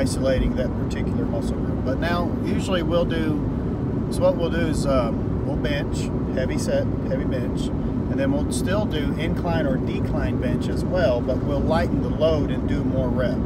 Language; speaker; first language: English; native; English